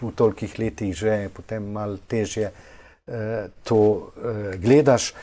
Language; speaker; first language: Slovenian; native; Slovenian